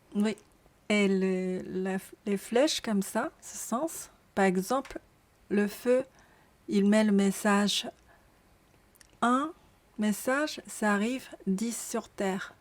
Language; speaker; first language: French; non-native, learner; Japanese